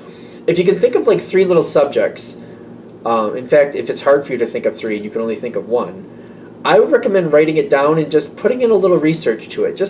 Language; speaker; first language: English; native; English